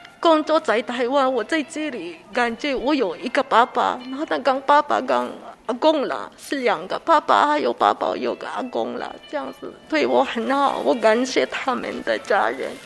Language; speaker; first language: Chinese; non-native, learner; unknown